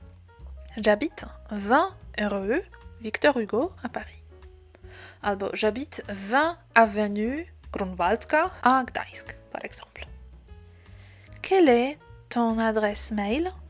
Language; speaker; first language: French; non-native, fluent; Polish